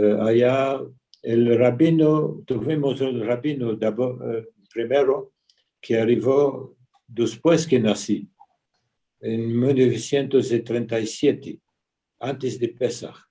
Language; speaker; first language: Spanish; early bilingual, heritage; Ladino